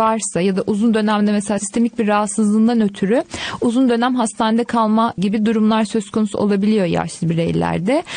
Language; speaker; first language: Turkish; native; Turkish